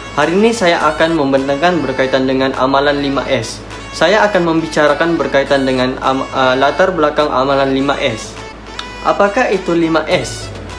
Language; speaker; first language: Malay; non-native, local second language; Chinese